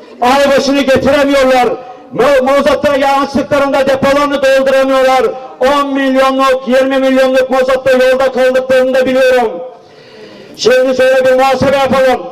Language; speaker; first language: Turkish; native; Turkish